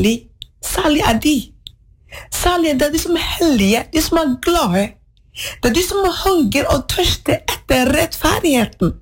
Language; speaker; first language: Norwegian; non-native, fluent; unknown